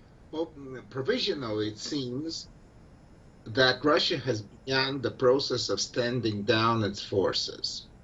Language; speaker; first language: English; non-native, fluent; Russian